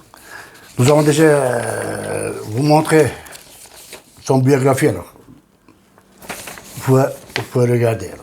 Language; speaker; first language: French; non-native, fluent; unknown